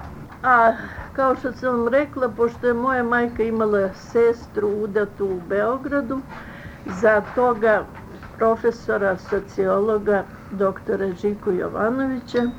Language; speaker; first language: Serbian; early bilingual, other home language; Russian